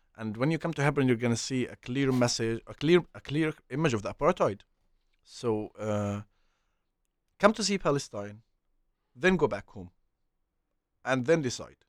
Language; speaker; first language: English; non-native, fluent; Arabic